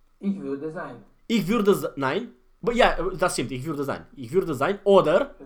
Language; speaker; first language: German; non-native, fluent; Romanian